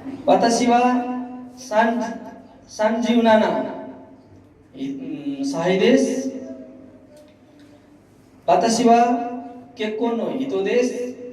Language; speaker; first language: Japanese; non-native, learner; Nepali